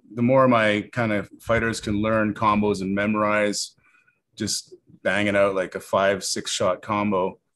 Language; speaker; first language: English; native; English